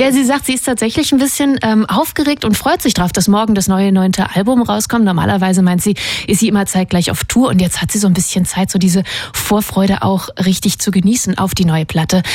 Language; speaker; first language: German; native; German